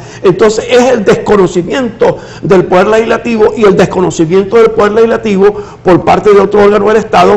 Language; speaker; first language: Spanish; native; Spanish